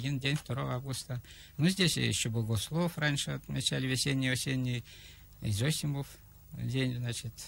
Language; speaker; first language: Russian; native; Russian